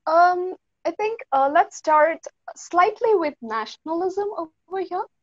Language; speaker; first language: English; non-native, local second language; Nepali